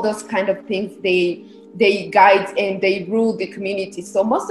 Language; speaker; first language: English; non-native, local second language; Kinyarwanda